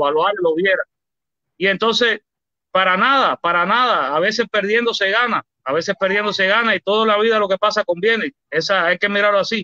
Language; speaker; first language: Spanish; native; Spanish